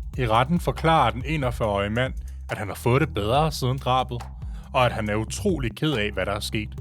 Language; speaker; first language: Danish; native; Danish